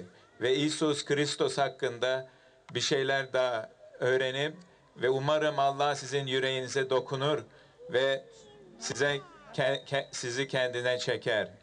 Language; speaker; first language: Turkish; early bilingual, heritage; Turkish